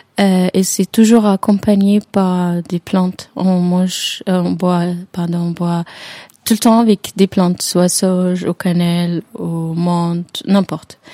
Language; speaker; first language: French; non-native, fluent; Arabic